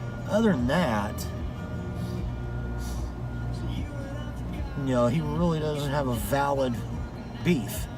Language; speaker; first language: English; native; English